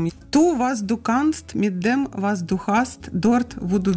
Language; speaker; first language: German; non-native, learner; Ukrainian